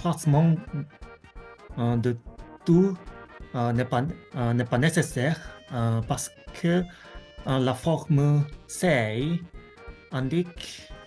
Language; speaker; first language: French; non-native, fluent; Japanese